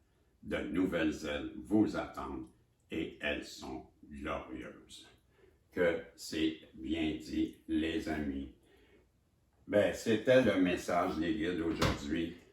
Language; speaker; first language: French; native; French